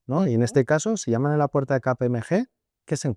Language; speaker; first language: Spanish; native; Spanish